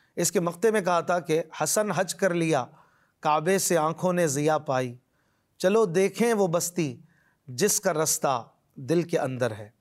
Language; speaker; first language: Urdu; native; Urdu